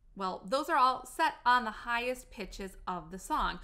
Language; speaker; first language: English; native; English